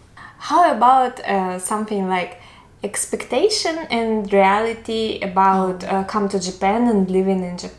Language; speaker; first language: English; non-native, learner; Russian